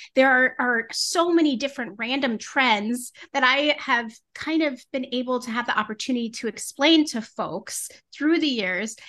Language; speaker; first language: English; native; English